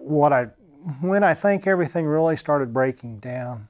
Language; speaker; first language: English; native; English